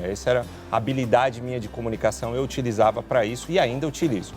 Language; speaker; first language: Portuguese; native; Portuguese